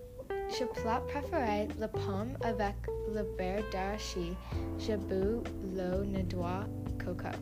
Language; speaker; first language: French; non-native, learner; English